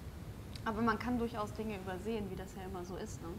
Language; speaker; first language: German; native; German